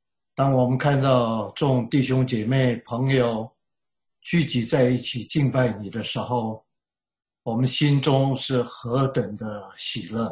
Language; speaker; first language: Chinese; native; Chinese